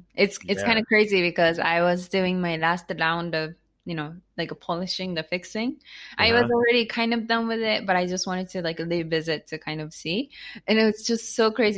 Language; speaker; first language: English; non-native, fluent; Japanese